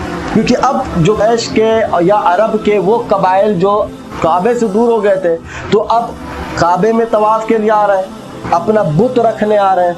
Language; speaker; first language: Urdu; native; Urdu